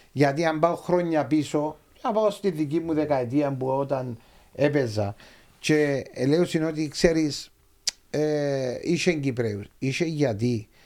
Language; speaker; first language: Greek; native; Greek